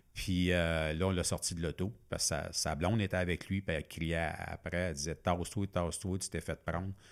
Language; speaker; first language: French; native; French